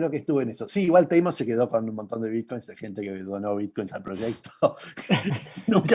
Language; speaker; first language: Spanish; native; Spanish